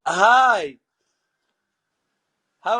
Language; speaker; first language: English; non-native, learner; Somali